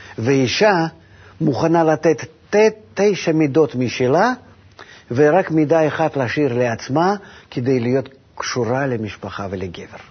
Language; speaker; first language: Hebrew; non-native, fluent; Russian